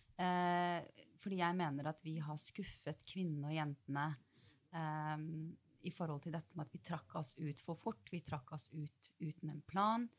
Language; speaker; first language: Norwegian; early bilingual, other home language; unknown